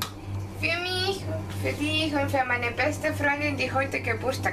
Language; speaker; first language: German; non-native, learner; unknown